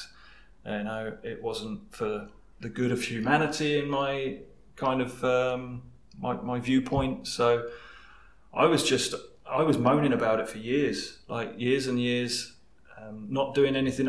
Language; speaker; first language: English; native; English